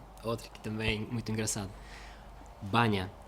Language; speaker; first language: Portuguese; non-native, fluent; Russian